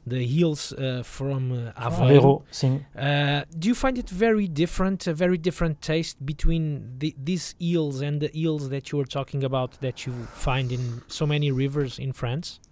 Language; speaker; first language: English; non-native, fluent; Portuguese